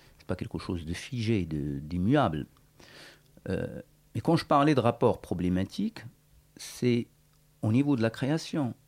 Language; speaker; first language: French; non-native, local second language; Berber languages